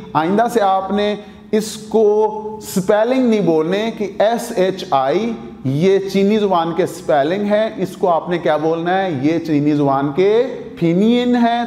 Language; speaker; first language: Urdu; non-native, local second language; Punjabi